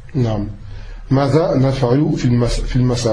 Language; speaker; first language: Arabic; non-native, fluent; French